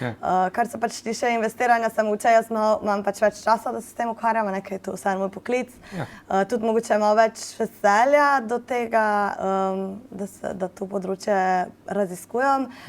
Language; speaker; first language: Slovenian; native; Slovenian